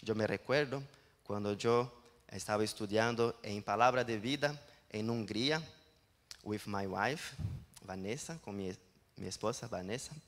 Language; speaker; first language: Spanish; non-native, learner; Portuguese